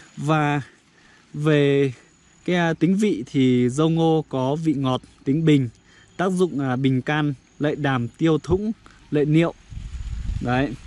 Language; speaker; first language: Vietnamese; non-native, local second language; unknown